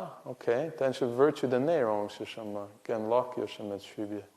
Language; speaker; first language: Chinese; non-native, fluent; English